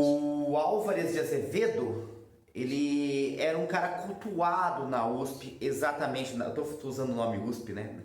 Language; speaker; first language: Portuguese; native; Portuguese